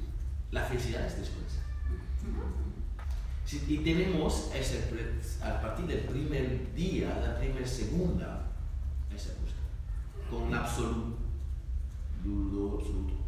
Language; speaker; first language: Spanish; non-native, learner; French